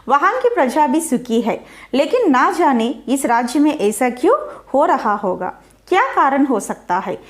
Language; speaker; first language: Hindi; non-native, local second language; Telugu